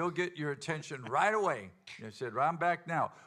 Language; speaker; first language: English; native; English